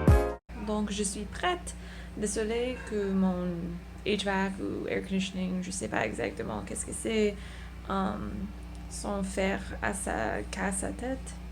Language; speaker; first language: French; non-native, learner; English